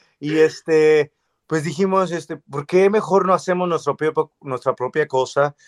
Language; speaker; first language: Spanish; early bilingual, other home language; English